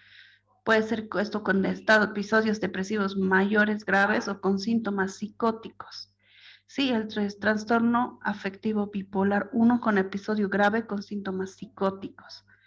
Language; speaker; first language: Spanish; native; Spanish